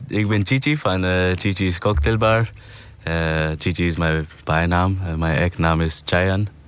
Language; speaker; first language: Dutch; non-native, fluent; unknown